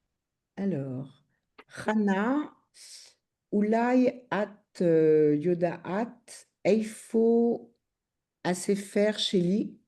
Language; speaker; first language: Hebrew; non-native, learner; French